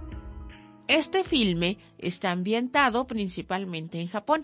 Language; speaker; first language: Spanish; native; Spanish